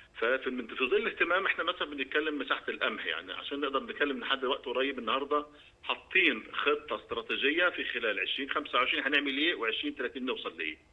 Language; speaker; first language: Egyptian Arabic; native; Egyptian Arabic